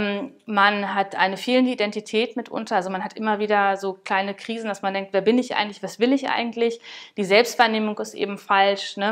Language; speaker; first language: German; native; German